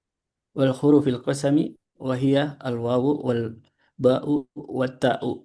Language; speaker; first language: Arabic; non-native, learner; Indonesian